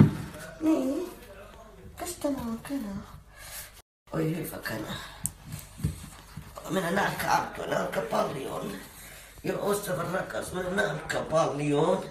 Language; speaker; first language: Finnish; non-native, learner; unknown